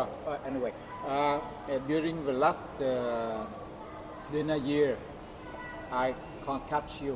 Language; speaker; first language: English; non-native, fluent; Vietnamese